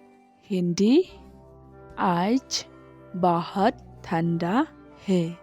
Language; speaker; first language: Hindi; non-native, learner; Khasi